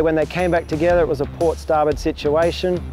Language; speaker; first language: English; native; English